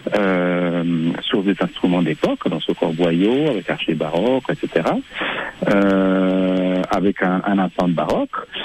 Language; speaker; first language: French; non-native, fluent; Spanish